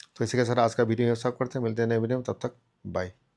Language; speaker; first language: Hindi; non-native, local second language; Assamese